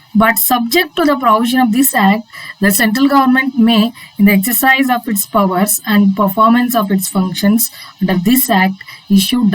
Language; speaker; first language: English; non-native, local second language; Kannada